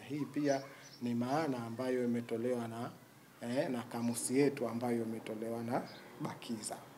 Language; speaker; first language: Swahili; native; Swahili